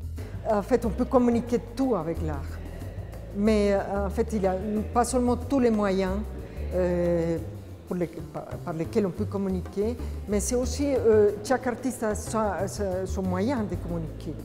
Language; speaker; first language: French; non-native, fluent; Spanish